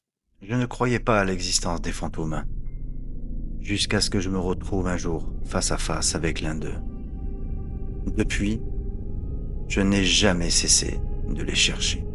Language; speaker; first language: French; native; French